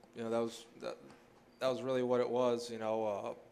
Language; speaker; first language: English; early bilingual, other home language; Greek